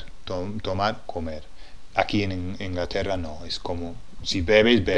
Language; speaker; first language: Spanish; non-native, fluent; English